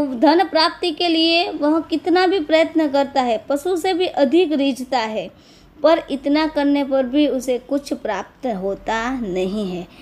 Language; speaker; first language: Hindi; non-native, local second language; Gujarati